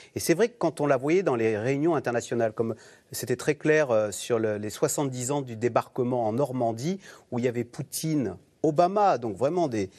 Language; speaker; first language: French; native; French